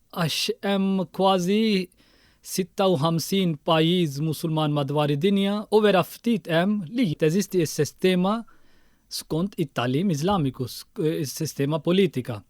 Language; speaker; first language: Maltese; non-native, fluent; Urdu